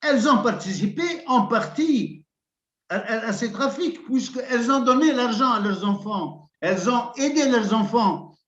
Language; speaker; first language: French; non-native, local second language; Arabic